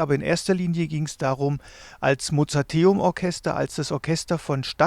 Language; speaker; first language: German; native; German